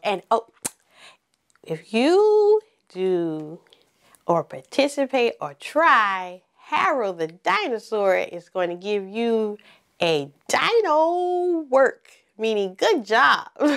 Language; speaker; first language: English; native; English